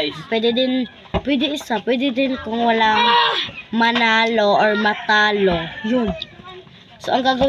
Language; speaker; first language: Filipino; non-native, local second language; Cebuano